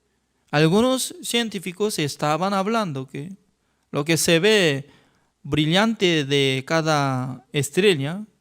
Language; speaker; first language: Spanish; non-native, fluent; Korean